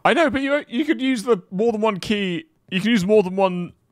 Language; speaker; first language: English; native; English